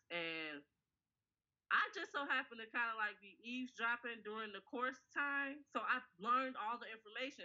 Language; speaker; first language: English; native; English